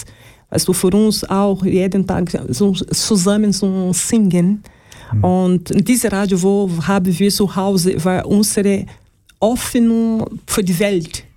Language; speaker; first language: German; non-native, learner; Portuguese